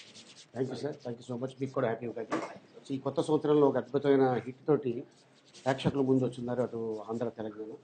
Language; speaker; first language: Telugu; native; Telugu